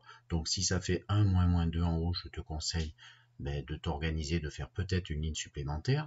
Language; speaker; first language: French; native; French